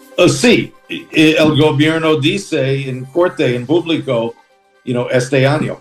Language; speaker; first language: Spanish; non-native, learner; English